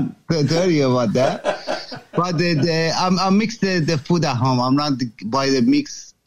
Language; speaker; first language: English; non-native, fluent; Persian